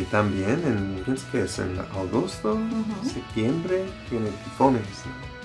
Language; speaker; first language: Spanish; non-native, learner; English